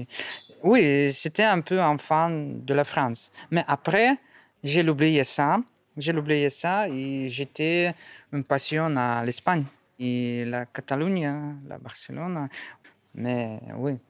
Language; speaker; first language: French; non-native, learner; Russian